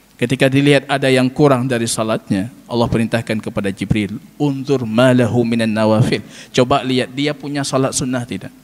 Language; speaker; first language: Malay; non-native, local second language; Achinese